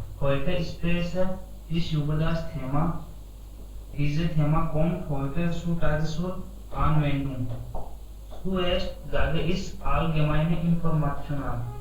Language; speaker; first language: German; non-native, learner; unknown